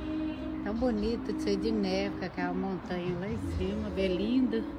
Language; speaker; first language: Portuguese; native; Portuguese